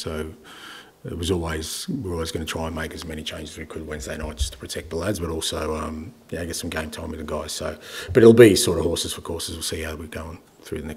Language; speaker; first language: English; native; English